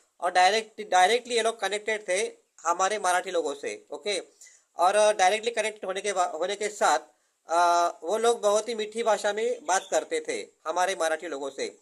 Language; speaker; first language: Hindi; non-native, local second language; Marathi